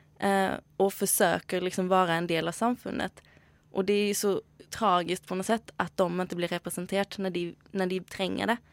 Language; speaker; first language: Swedish; native; Swedish